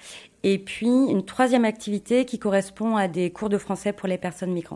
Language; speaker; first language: French; native; French